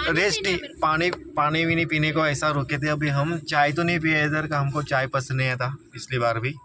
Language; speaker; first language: Hindi; non-native, local second language; Marathi